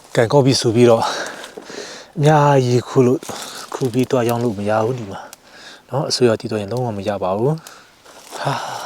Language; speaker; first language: Burmese; non-native, local second language; Hakha Chin